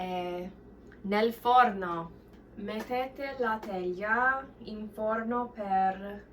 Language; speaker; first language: Italian; non-native, learner; English